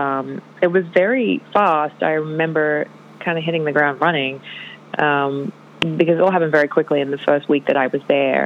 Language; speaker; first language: English; non-native, local second language; Polish